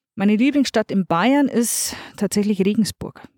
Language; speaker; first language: German; non-native, local second language; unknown